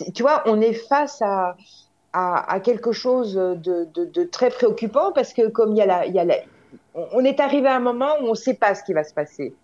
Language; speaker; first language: French; native; French